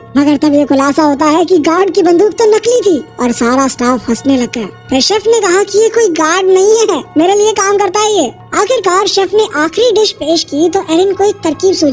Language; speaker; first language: Hindi; native; Hindi